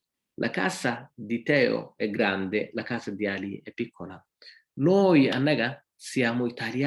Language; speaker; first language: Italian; non-native, fluent; Somali